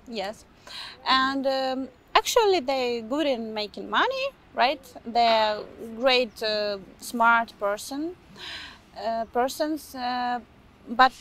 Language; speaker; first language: English; non-native, fluent; Ukrainian